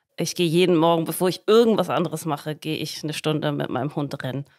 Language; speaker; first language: German; native; German